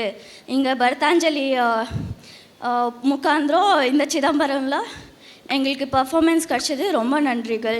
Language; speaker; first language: Tamil; non-native, learner; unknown